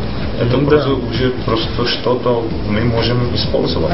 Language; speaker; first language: Russian; non-native, fluent; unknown